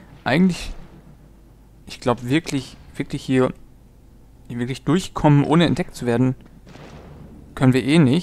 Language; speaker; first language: German; native; German